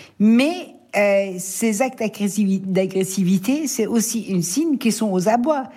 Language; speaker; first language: French; non-native, fluent; Persian